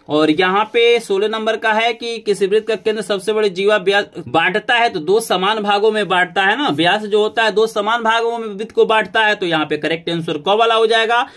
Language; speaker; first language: Hindi; native; Hindi